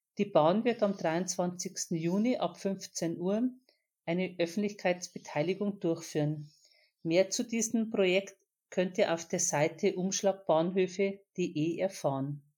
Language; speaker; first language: German; native; German